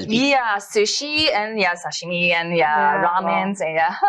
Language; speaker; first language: English; non-native, local second language; Cantonese